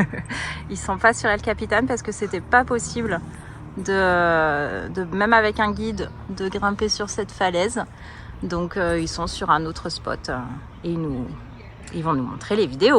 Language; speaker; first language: French; native; French